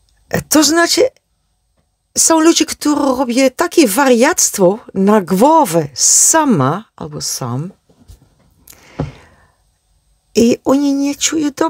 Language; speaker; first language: Polish; non-native, learner; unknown